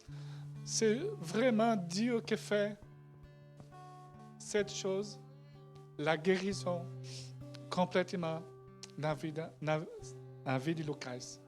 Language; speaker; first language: French; non-native, learner; Portuguese